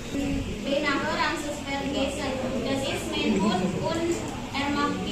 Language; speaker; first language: German; non-native, learner; Indonesian